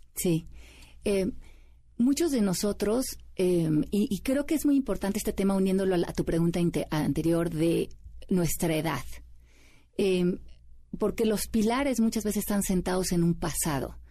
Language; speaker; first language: Spanish; native; Spanish